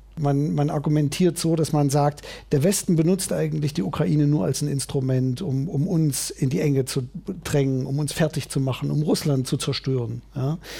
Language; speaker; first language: German; native; German